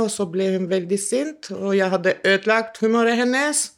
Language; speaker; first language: Norwegian; non-native, fluent; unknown